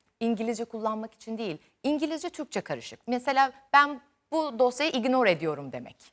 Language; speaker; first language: Turkish; native; Turkish